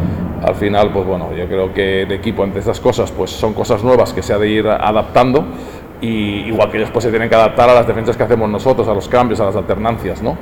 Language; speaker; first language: Spanish; native; Spanish